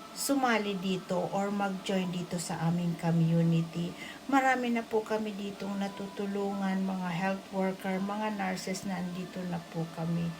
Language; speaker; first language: Filipino; non-native, local second language; Bikol